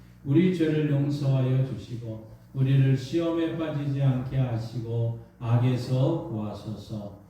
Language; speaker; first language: Korean; native; Korean